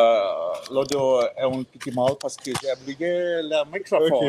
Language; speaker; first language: French; non-native, learner; English